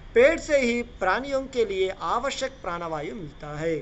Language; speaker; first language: Hindi; non-native, local second language; Telugu